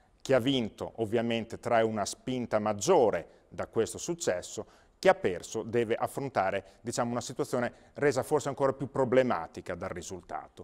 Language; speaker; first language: Italian; native; Italian